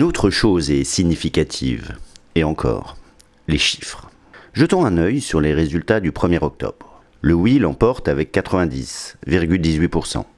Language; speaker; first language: French; native; French